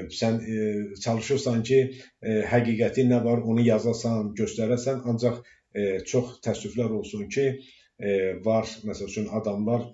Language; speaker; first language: Azerbaijani; non-native, local second language; Talysh